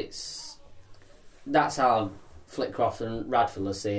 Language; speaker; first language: English; native; English